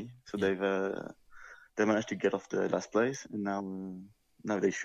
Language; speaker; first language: English; non-native, fluent; French